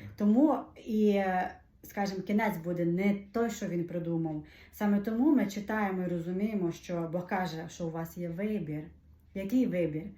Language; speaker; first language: Ukrainian; native; Ukrainian